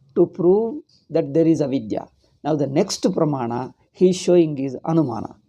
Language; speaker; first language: English; non-native, local second language; Kannada